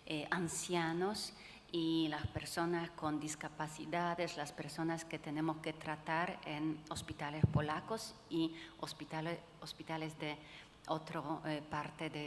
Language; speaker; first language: Spanish; non-native, fluent; Polish